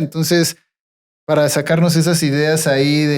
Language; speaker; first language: Spanish; native; Spanish